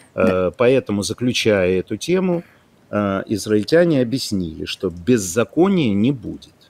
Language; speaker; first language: Russian; non-native, local second language; Ukrainian